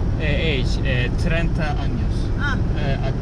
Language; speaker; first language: Spanish; non-native, learner; Turkish